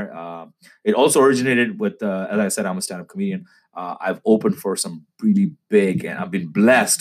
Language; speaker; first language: English; non-native, local second language; Urdu